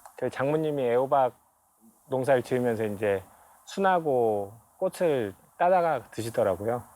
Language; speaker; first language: Korean; native; Korean